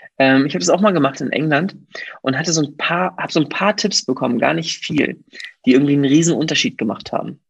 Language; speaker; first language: German; native; German